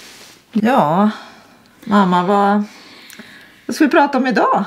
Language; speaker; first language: Swedish; native; Swedish